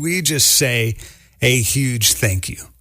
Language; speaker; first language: English; native; English